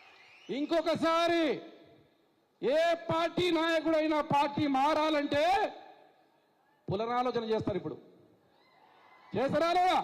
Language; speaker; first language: Telugu; native; Telugu